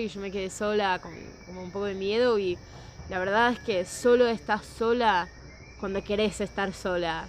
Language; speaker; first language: Spanish; non-native, fluent; English